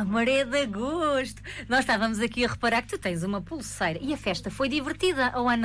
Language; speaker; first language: Portuguese; native; Portuguese